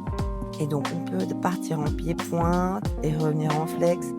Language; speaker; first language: French; native; French